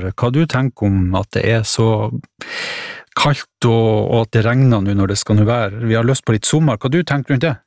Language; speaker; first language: Norwegian; native; Norwegian